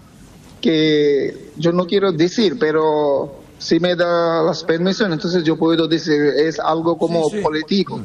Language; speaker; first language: Spanish; non-native, fluent; Bangla